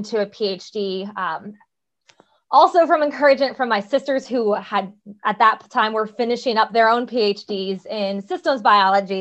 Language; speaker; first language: English; native; English